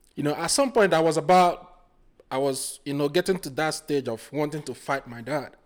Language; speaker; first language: English; non-native, local second language; Igbo